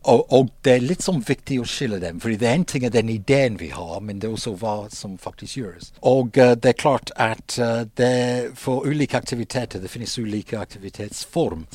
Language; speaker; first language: Norwegian; non-native, fluent; English